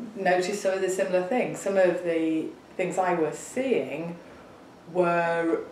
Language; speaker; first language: English; native; English